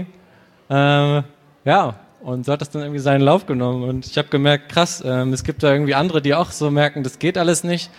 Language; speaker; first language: German; native; German